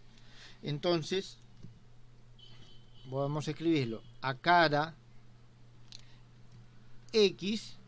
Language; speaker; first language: Spanish; native; Spanish